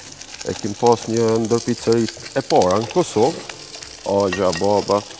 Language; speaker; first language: Albanian; early bilingual, heritage; Albanian